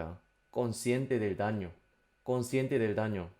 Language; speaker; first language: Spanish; non-native, fluent; Korean